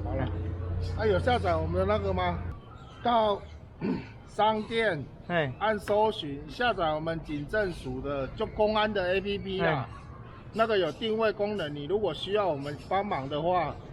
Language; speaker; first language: Chinese; native; Chinese